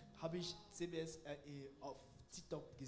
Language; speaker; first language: German; non-native, learner; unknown